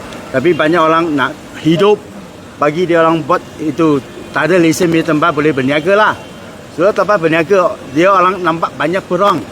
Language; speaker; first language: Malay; non-native, local second language; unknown